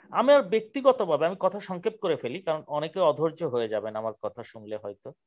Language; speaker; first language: Bangla; native; Bangla